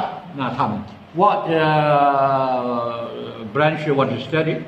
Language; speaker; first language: English; non-native, learner; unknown